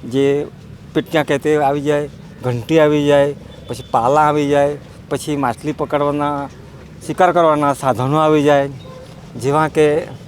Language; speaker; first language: Gujarati; non-native, local second language; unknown